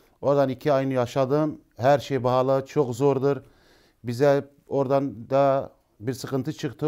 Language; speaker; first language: Turkish; non-native, learner; Arabic